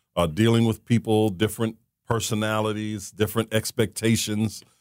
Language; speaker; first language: English; native; English